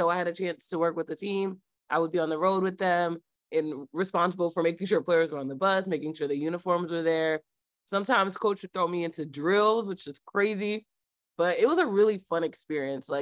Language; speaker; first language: English; native; English